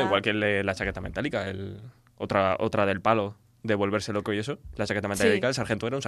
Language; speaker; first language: Spanish; native; Spanish